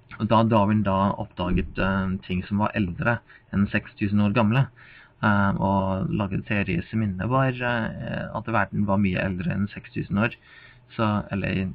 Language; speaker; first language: Norwegian; non-native, fluent; English